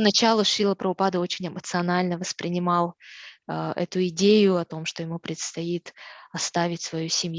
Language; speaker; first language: Russian; native; Russian